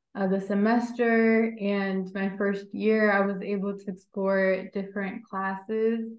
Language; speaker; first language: English; native; English